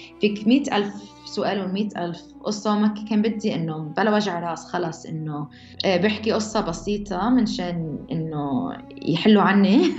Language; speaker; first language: Arabic; early bilingual, heritage; Arabic